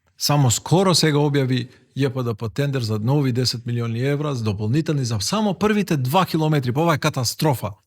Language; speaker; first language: Macedonian; non-native, local second language; Albanian